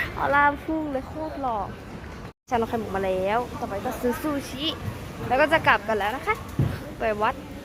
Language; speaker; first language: Thai; native; Thai